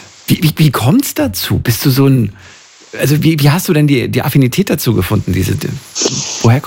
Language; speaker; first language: German; native; German